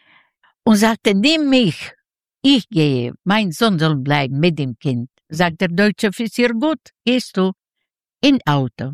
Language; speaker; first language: German; non-native, fluent; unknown